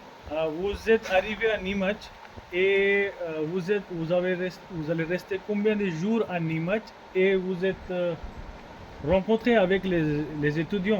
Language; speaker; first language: French; non-native, learner; Hindi